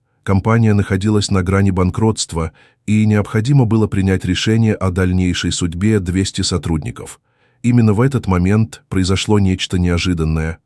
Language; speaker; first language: Russian; native; Russian